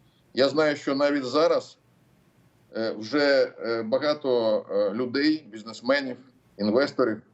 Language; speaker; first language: Ukrainian; non-native, local second language; Russian